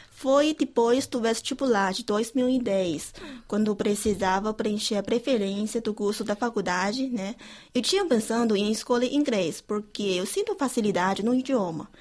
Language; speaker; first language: Portuguese; non-native, fluent; Chinese